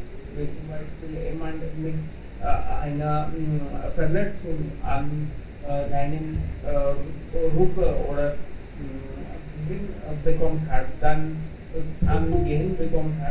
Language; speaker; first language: German; non-native, learner; Hindi